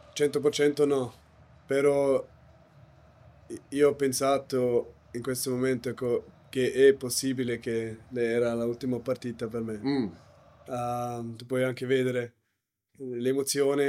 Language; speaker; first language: Italian; non-native, learner; German